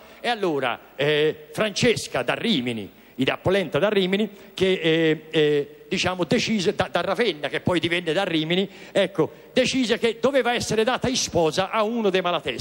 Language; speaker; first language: Italian; native; Italian